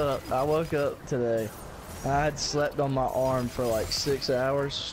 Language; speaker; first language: English; native; English